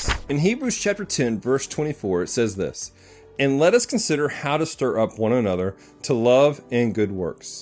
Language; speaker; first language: English; native; English